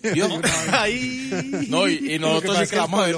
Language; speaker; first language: Spanish; native; Spanish